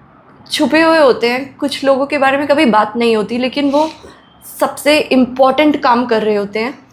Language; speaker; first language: Hindi; native; Hindi